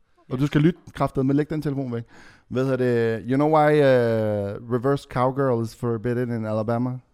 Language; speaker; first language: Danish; early bilingual, other home language; Arabic